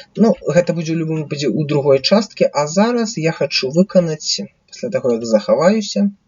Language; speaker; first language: Belarusian; non-native, local second language; Russian